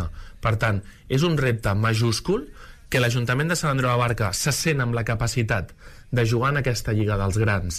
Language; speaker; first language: Catalan; native; Catalan